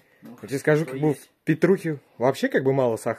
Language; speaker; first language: Russian; native; Russian